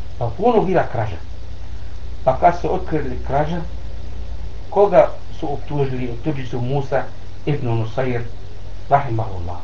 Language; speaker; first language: Bosnian; non-native, learner; Arabic